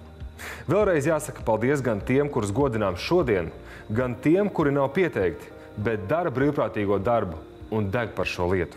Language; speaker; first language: Latvian; native; Latvian